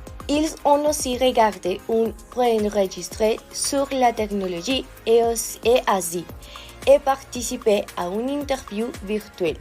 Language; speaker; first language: French; non-native, learner; Spanish